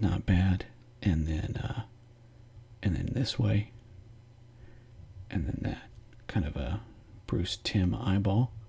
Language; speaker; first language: English; native; English